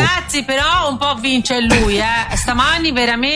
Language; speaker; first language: Italian; native; Italian